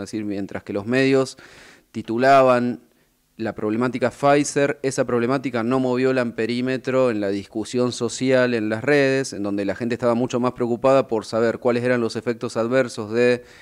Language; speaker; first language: Spanish; native; Spanish